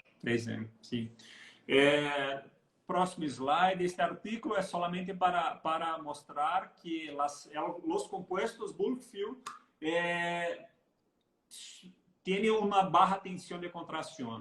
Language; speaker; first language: Portuguese; non-native, learner; Spanish